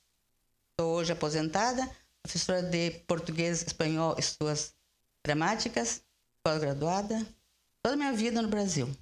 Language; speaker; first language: Portuguese; early bilingual, other home language; Spanish